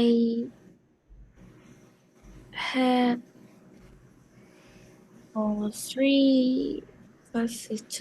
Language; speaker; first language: English; non-native, learner; Korean